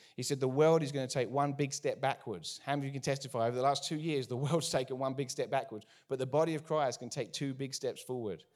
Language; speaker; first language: English; native; English